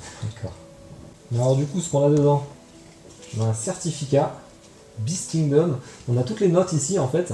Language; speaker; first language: French; native; French